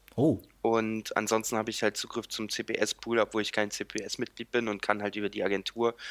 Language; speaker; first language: German; native; German